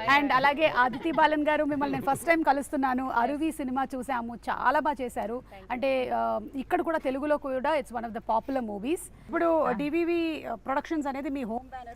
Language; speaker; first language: Telugu; native; Telugu